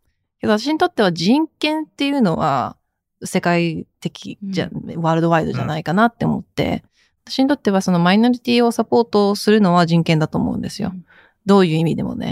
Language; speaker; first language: Japanese; early bilingual, heritage; Japanese